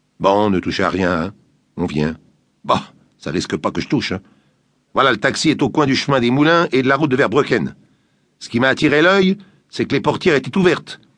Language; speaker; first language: French; native; French